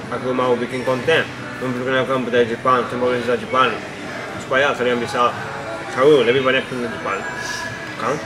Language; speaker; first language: Indonesian; non-native, fluent; Japanese